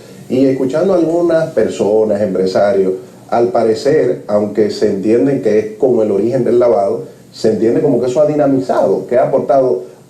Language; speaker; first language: Spanish; native; Spanish